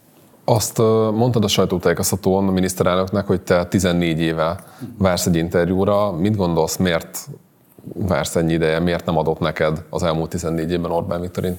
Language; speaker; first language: Hungarian; native; Hungarian